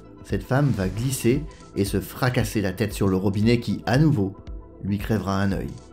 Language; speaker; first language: French; native; French